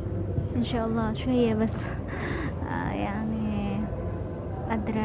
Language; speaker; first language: Arabic; non-native, learner; Indonesian